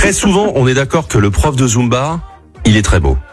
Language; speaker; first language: French; native; French